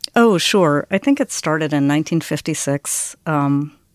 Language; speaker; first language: English; native; English